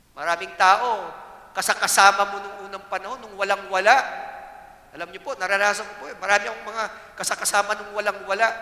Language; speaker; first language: Filipino; non-native, local second language; Cebuano